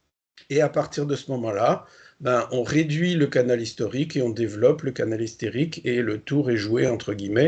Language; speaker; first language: French; native; French